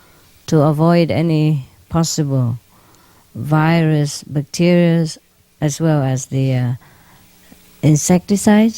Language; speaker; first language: English; non-native, fluent; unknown